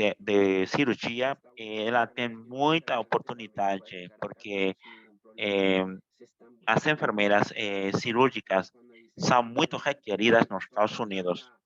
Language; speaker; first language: Portuguese; non-native, fluent; Spanish